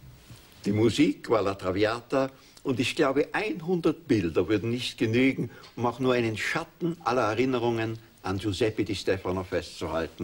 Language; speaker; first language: German; native; German